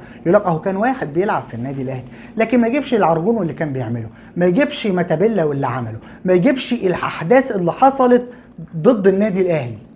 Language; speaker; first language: Arabic; native; Arabic